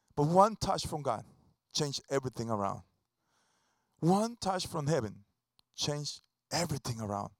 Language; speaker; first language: English; non-native, fluent; Spanish